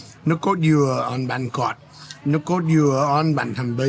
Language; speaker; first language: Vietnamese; non-native, fluent; English